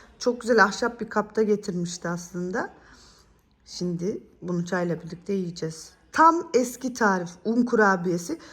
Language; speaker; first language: Turkish; early bilingual, other home language; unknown